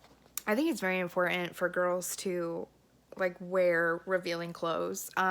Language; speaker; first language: English; native; English